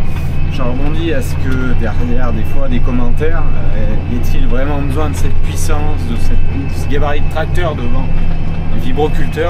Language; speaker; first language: French; native; French